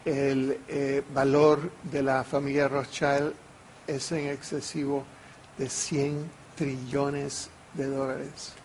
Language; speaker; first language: Spanish; non-native, fluent; English